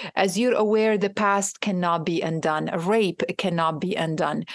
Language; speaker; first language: English; non-native, fluent; Arabic